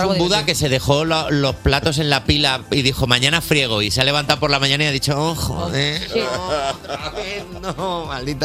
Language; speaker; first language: Spanish; native; Spanish